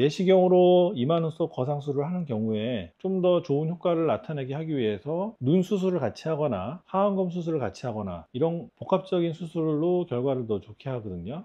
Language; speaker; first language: Korean; native; Korean